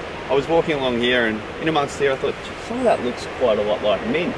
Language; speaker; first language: English; native; English